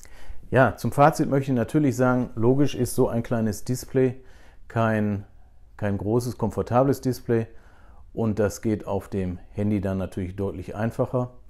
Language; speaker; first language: German; native; German